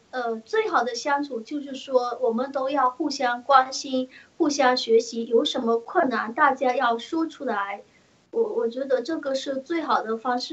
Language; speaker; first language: Chinese; early bilingual, heritage; Chinese